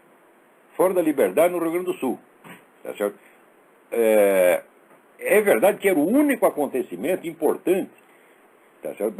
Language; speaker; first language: Portuguese; native; Portuguese